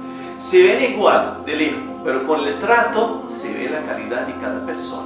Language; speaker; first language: Spanish; non-native, fluent; Arabic